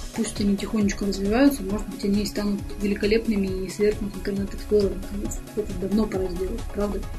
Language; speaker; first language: Russian; native; Russian